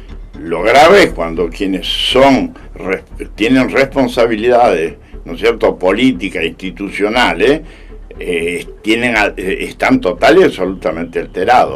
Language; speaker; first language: Spanish; native; Spanish